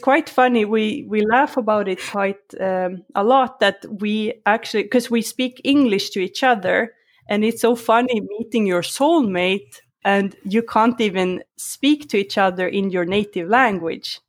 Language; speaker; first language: English; non-native, fluent; Swedish